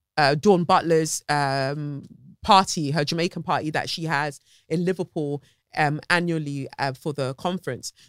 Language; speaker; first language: English; native; English